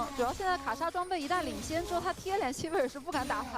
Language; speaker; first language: Chinese; native; Chinese